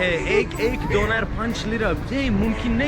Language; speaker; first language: Hindi; non-native, learner; Turkish